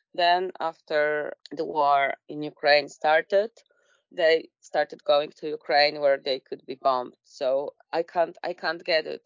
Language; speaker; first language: English; non-native, fluent; Polish